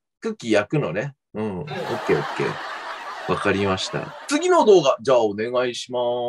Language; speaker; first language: Japanese; native; Japanese